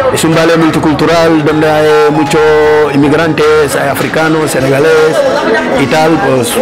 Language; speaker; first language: Spanish; non-native, fluent; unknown